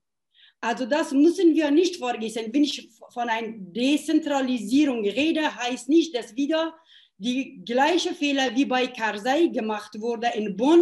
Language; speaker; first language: German; non-native, fluent; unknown